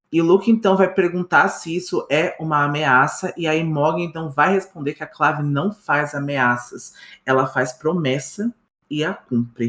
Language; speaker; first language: Portuguese; native; Portuguese